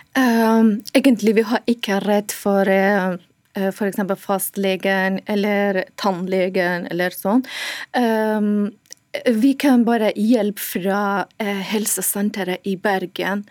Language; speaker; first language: Norwegian; non-native, learner; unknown